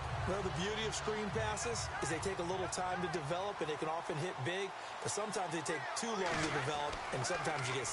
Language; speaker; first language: English; native; English